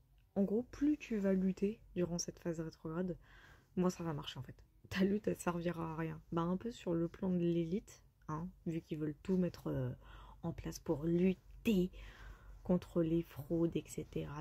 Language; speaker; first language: French; native; French